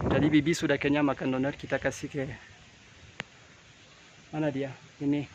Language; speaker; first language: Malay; non-native, fluent; French